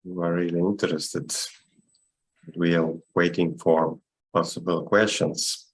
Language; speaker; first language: English; non-native, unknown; Estonian